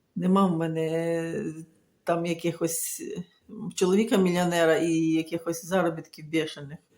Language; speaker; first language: Ukrainian; native; Ukrainian